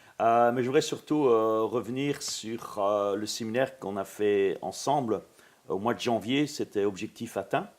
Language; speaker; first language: French; native; French